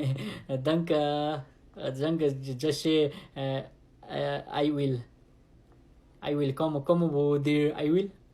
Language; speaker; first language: French; non-native, learner; Nepali